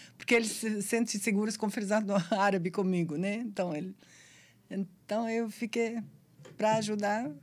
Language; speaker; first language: Portuguese; non-native, fluent; Arabic